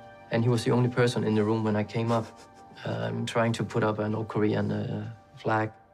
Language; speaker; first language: English; non-native, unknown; Danish